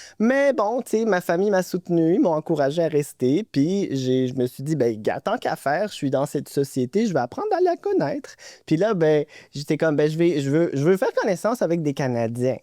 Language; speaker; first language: French; non-native, local second language; Arabic